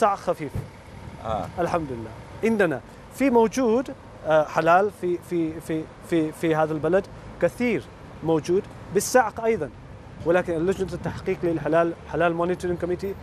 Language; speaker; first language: Arabic; non-native, learner; Urdu